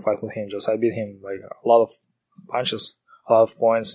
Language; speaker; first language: English; non-native, learner; Kazakh